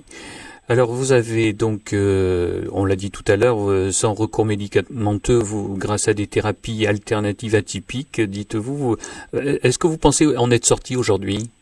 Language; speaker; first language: French; native; French